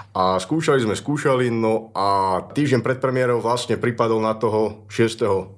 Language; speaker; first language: Slovak; native; Slovak